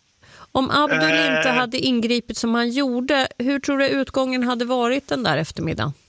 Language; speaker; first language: Swedish; native; Swedish